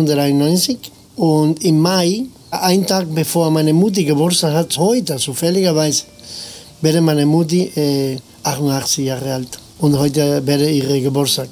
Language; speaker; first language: German; non-native, fluent; Spanish